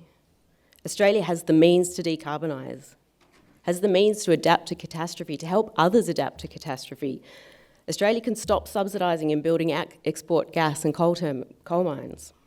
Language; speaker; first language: English; native; English